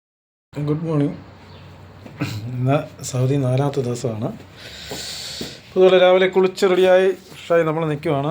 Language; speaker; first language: Malayalam; native; Malayalam